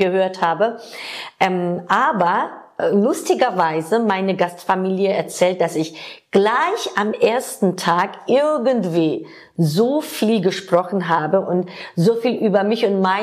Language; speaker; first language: German; non-native, fluent; Georgian